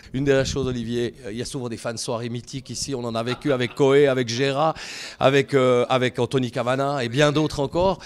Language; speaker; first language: French; native; French